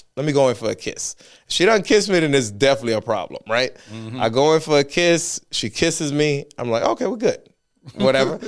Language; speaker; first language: English; early bilingual, other home language; Spanish